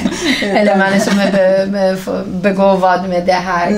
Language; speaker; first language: Swedish; non-native, fluent; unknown